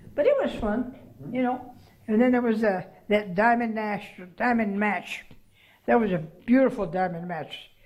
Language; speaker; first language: English; native; English